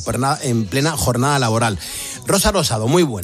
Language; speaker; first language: Spanish; native; Spanish